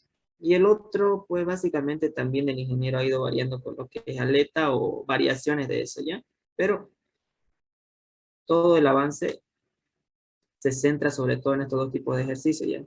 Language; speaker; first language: Spanish; native; Spanish